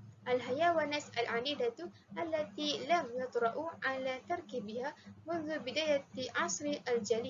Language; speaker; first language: Arabic; non-native, learner; Malay